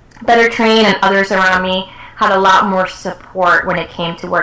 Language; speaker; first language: English; early bilingual, other home language; Spanish